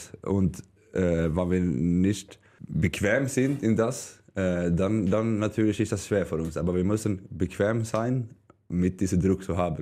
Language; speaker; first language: German; non-native, learner; Swedish